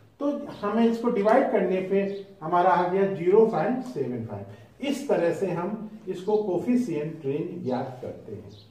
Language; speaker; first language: Hindi; native; Hindi